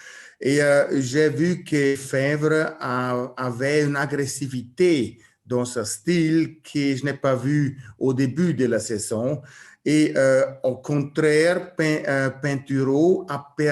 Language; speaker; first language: French; non-native, learner; German